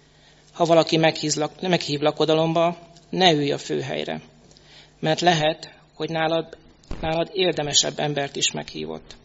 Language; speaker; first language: Hungarian; native; Hungarian